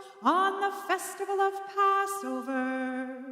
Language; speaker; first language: English; native; English